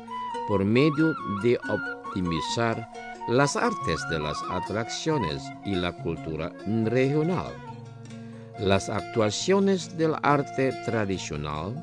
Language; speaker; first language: Spanish; non-native, fluent; Indonesian